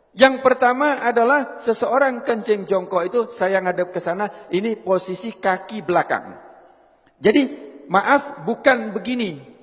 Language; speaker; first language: Indonesian; native; Indonesian